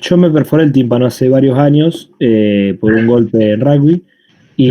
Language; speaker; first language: Spanish; native; Spanish